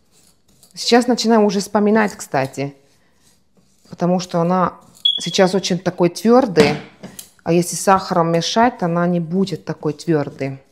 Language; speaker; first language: Russian; non-native, fluent; Estonian